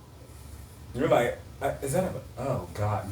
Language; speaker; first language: English; native; English